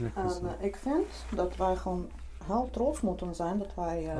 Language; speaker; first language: Dutch; non-native, fluent; Lithuanian